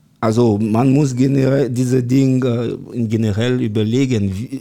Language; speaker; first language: German; non-native, learner; French